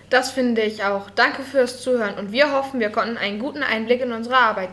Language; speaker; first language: German; native; German